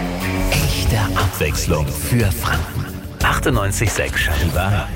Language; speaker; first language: German; native; German